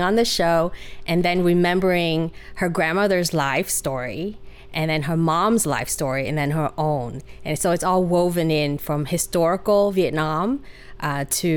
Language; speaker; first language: English; early bilingual, other home language; Vietnamese